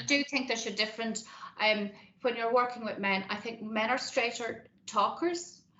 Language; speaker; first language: English; native; English